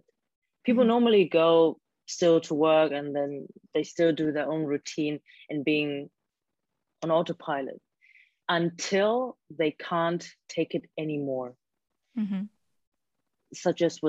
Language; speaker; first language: English; non-native, fluent; German